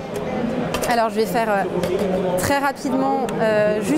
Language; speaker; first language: French; native; French